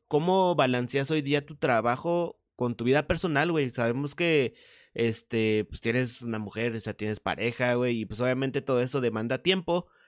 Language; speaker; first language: Spanish; native; Spanish